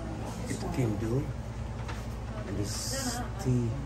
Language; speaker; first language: English; non-native, learner; Filipino